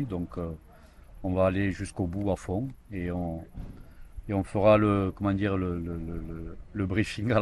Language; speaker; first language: French; native; French